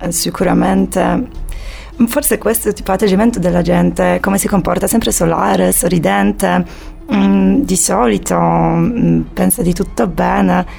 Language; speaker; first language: Italian; non-native, fluent; Polish